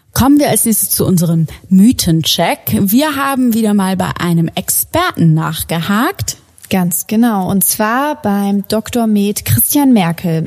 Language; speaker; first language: German; native; German